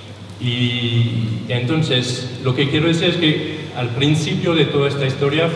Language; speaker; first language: Spanish; non-native, learner; French